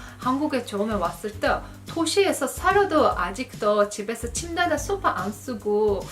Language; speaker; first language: Korean; non-native, fluent; Azerbaijani